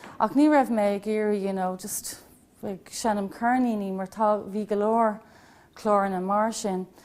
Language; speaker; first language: Irish; non-native, local second language; English